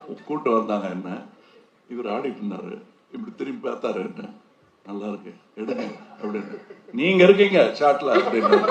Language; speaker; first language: Tamil; native; Tamil